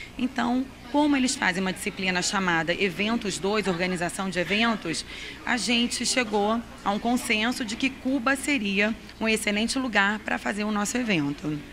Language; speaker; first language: Portuguese; native; Portuguese